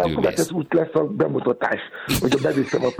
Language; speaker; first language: Hungarian; non-native, fluent; Yoruba